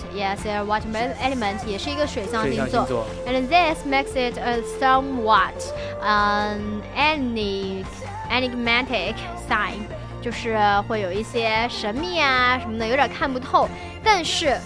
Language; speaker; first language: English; non-native, learner; Chinese